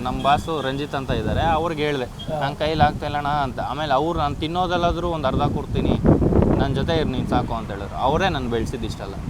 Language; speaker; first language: Kannada; non-native, local second language; Telugu